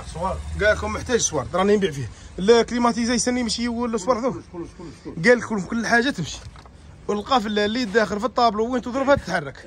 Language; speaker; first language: Arabic; native; Arabic